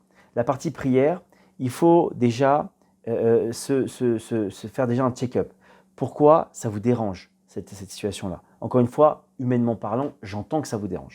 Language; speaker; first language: French; native; French